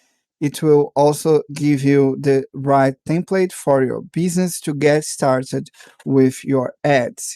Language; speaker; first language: English; non-native, fluent; Portuguese